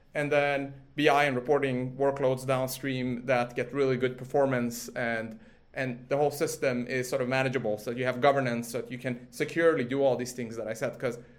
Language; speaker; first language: English; early bilingual, other home language; Swedish